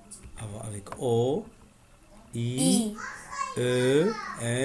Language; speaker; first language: French; non-native, local second language; Arabic